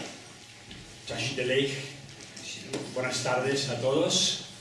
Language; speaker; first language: Spanish; non-native, learner; Tibetan